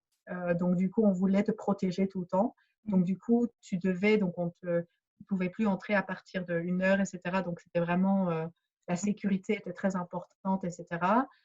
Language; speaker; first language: French; early bilingual, other home language; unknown